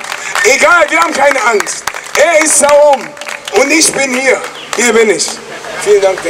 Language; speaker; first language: German; non-native, fluent; Persian